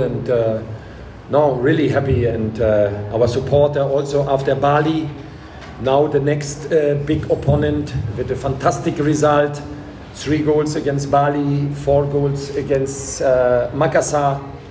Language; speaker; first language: English; non-native, fluent; German